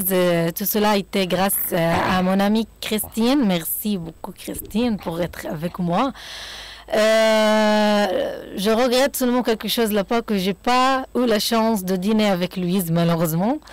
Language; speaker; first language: French; non-native, fluent; Arabic